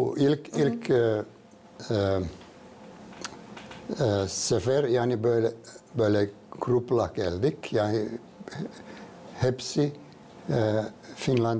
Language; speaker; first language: Turkish; non-native, fluent; Finnish